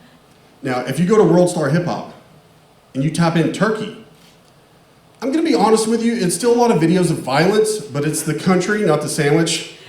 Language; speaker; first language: English; native; English